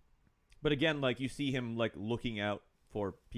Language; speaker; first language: English; native; English